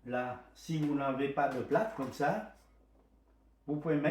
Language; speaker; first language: French; non-native, fluent; Vietnamese